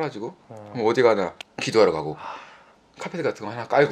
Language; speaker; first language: Korean; native; Korean